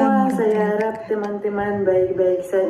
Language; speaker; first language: Indonesian; non-native, fluent; French